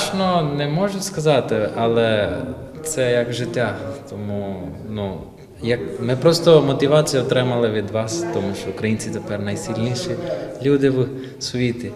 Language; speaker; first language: Ukrainian; non-native, fluent; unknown